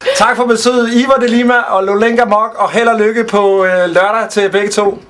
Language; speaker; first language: Danish; native; Danish